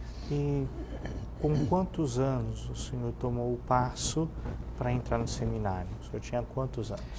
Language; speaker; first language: Portuguese; native; Portuguese